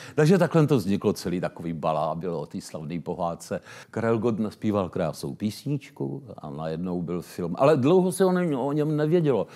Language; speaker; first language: Czech; native; Czech